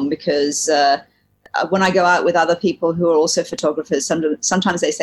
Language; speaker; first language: English; native; English